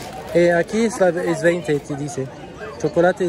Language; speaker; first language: Spanish; non-native, learner; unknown